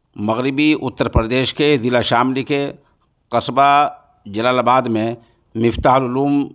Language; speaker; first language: Urdu; native; Urdu